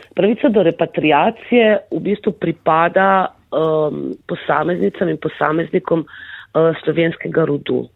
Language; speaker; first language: Slovenian; native; Slovenian